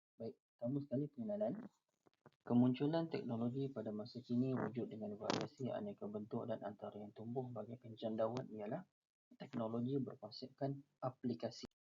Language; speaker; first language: Malay; native; Malay